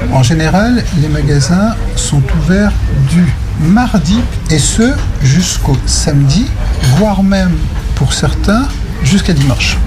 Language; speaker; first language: French; native; French